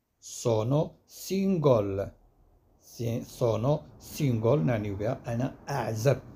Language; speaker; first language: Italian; non-native, fluent; Arabic